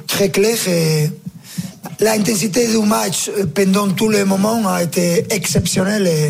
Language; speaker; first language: French; non-native, fluent; Spanish